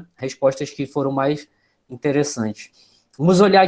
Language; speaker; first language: Portuguese; native; Portuguese